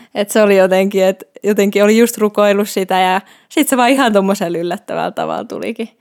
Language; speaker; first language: Finnish; native; Finnish